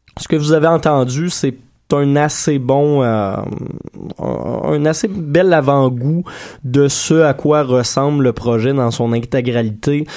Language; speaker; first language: French; native; French